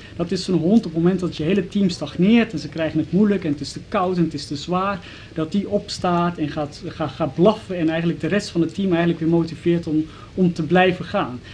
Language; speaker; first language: Dutch; native; Dutch